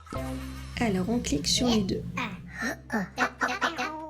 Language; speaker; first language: French; native; French